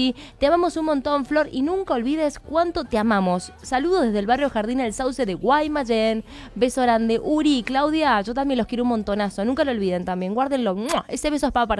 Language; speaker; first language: Spanish; native; Spanish